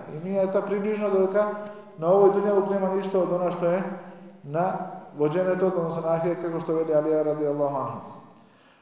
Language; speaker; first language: Macedonian; non-native, local second language; Albanian